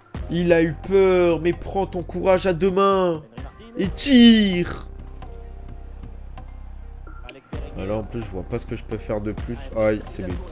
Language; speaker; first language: French; native; French